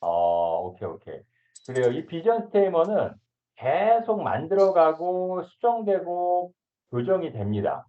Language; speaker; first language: Korean; native; Korean